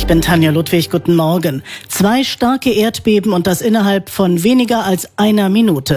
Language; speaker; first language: German; native; German